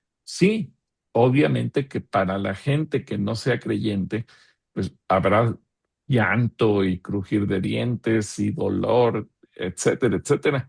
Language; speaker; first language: Spanish; native; Spanish